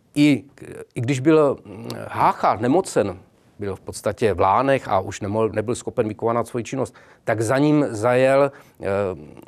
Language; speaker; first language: Czech; native; Czech